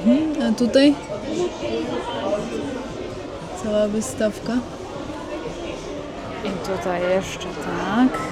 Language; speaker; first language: Polish; native; Polish